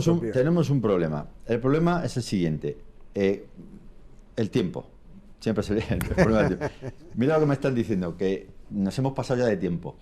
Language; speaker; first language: Spanish; native; Spanish